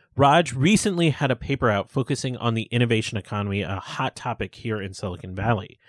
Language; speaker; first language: English; early bilingual, other home language; Hindi